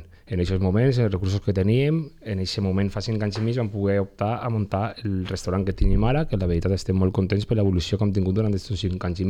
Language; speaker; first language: Catalan; native; Catalan